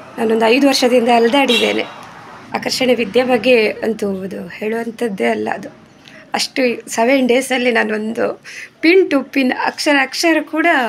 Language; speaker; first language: Kannada; native; Kannada